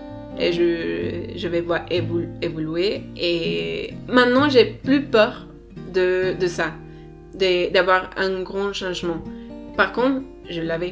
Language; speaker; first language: French; non-native, learner; Spanish